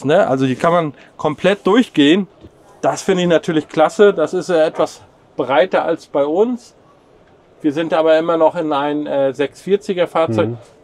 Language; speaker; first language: German; native; German